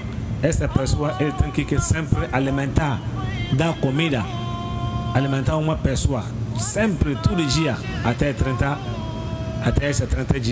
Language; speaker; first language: Portuguese; non-native, learner; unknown